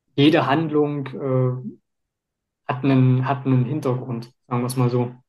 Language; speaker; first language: German; native; German